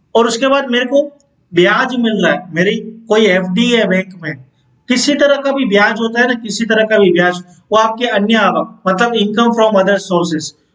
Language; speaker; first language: Hindi; non-native, local second language; Gujarati